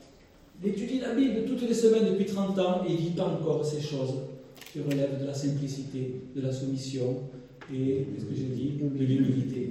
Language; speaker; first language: French; native; French